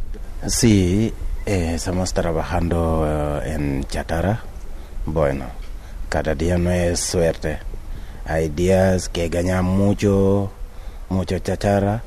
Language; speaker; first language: Spanish; non-native, learner; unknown